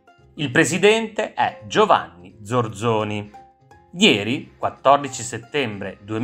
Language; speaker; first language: Italian; native; Italian